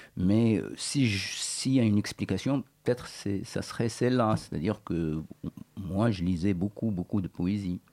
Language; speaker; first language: French; non-native, local second language; Berber languages